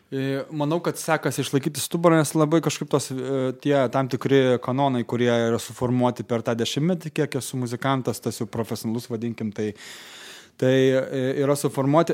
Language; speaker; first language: Lithuanian; native; Lithuanian